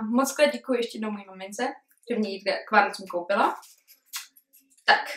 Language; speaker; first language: Czech; early bilingual, heritage; Czech